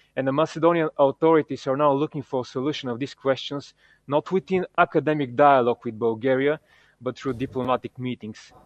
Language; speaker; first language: English; non-native, fluent; Bulgarian